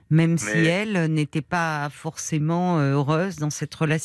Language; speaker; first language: French; native; French